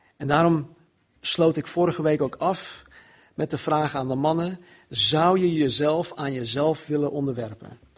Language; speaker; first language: Dutch; non-native, fluent; English